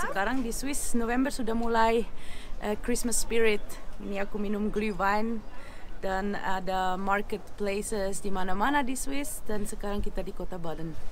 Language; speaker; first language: Indonesian; early bilingual, heritage; German